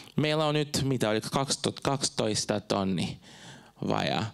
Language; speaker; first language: Finnish; non-native, fluent; Portuguese